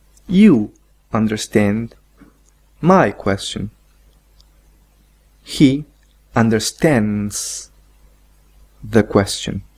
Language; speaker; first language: English; non-native, fluent; Spanish